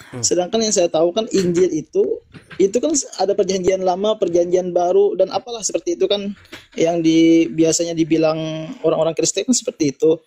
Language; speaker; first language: Indonesian; non-native, local second language; Banjar